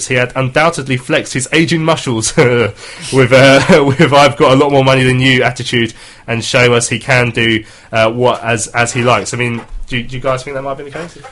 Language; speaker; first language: English; native; English